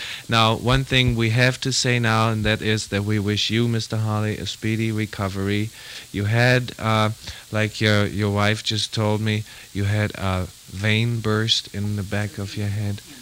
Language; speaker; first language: English; non-native, fluent; German